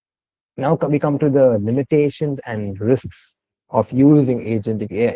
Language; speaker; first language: English; non-native, local second language; Malayalam